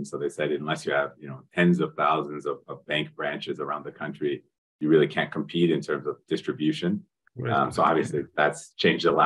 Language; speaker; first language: English; native; English